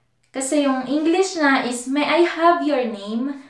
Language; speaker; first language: English; non-native, local second language; Filipino